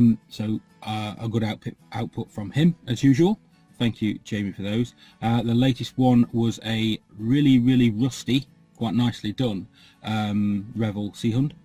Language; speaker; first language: English; native; English